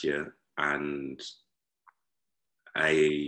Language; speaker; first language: English; non-native, local second language; Shona